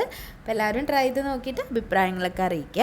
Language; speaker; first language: Malayalam; native; Malayalam